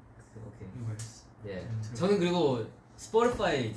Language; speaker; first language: Korean; early bilingual, heritage; Korean